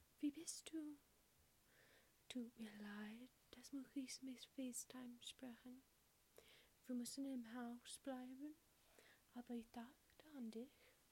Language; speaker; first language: German; non-native, learner; English